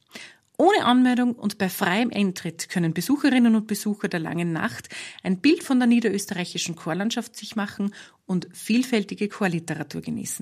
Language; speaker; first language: German; native; German